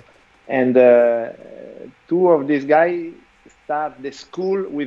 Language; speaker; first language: English; non-native, learner; Italian